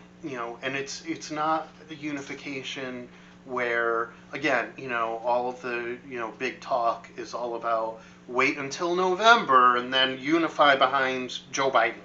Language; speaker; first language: English; native; English